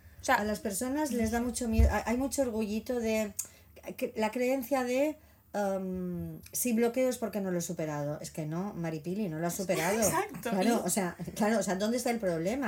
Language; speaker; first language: Spanish; native; Spanish